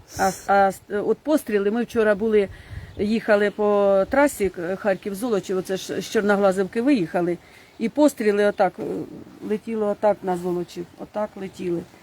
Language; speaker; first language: Ukrainian; native; Ukrainian